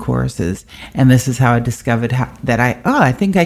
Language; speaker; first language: English; native; English